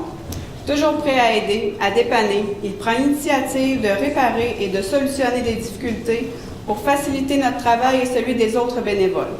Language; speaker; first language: French; native; French